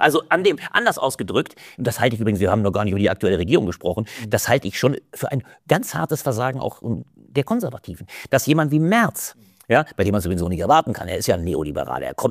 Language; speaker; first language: German; native; German